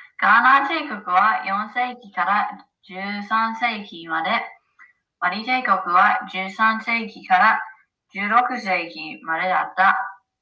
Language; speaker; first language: Japanese; non-native, learner; English